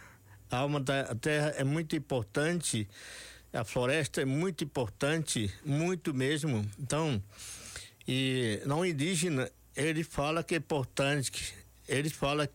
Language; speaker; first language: Portuguese; non-native, local second language; Yanomámi